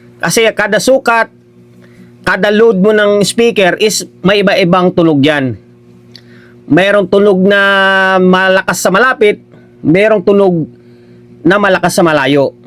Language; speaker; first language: Filipino; non-native, local second language; Hiligaynon